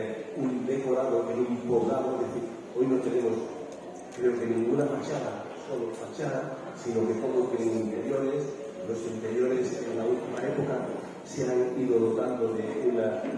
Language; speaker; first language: Spanish; native; Spanish